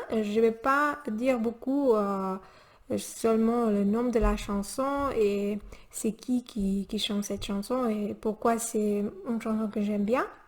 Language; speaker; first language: French; non-native, learner; Spanish